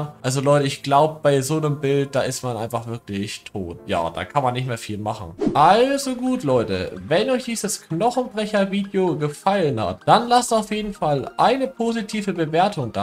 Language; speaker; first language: German; native; German